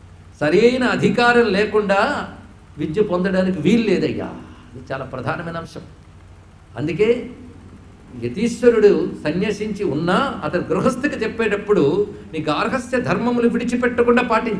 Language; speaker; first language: Telugu; native; Telugu